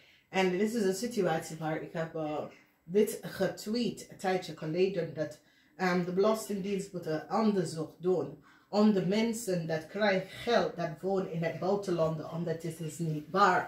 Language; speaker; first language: Dutch; non-native, learner; English